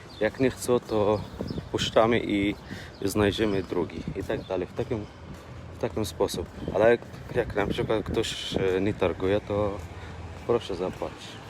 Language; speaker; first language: Polish; non-native, learner; Arabic